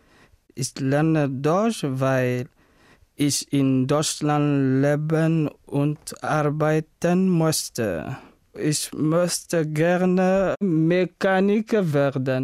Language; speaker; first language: German; non-native, learner; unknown